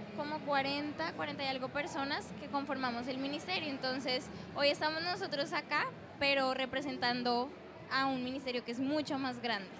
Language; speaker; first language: Spanish; native; Spanish